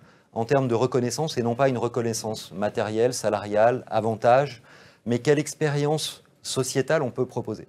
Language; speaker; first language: French; native; French